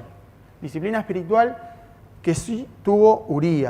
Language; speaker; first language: Spanish; native; Spanish